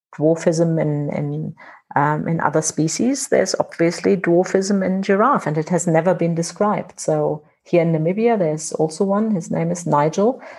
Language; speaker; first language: English; non-native, fluent; German